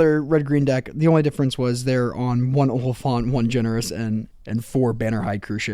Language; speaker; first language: English; native; English